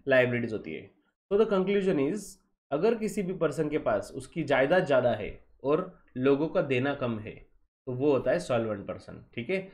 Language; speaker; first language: Hindi; non-native, local second language; Marathi